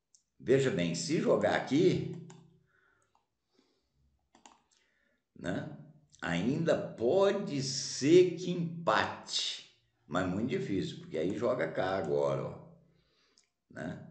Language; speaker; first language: Portuguese; native; Portuguese